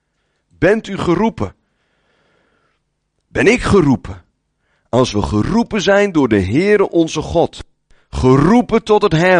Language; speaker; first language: Dutch; native; Dutch